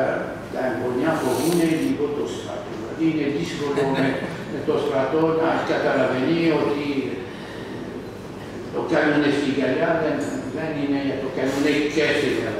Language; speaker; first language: Greek; non-native, learner; French